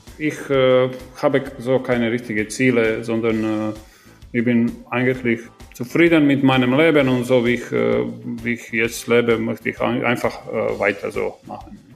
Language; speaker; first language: German; non-native, fluent; Croatian